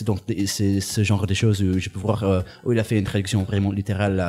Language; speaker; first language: French; non-native, fluent; English